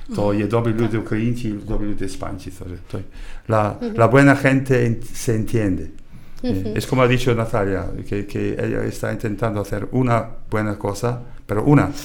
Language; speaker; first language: Spanish; non-native, fluent; English